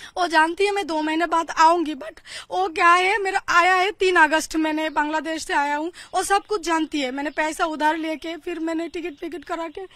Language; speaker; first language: Hindi; non-native, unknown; Bangla